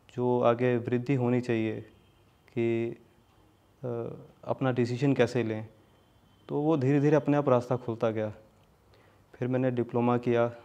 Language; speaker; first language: Hindi; native; Hindi